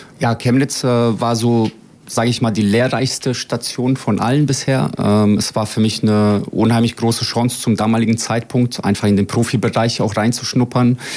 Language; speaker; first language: German; early bilingual, other home language; Bosnian